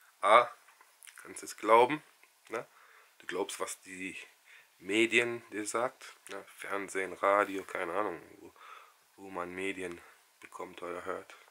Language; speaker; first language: German; non-native, fluent; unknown